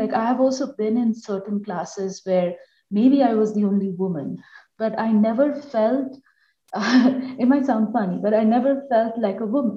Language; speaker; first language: English; non-native, local second language; Bangla